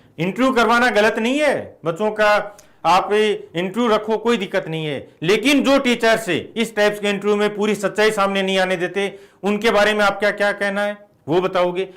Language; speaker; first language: Hindi; native; Hindi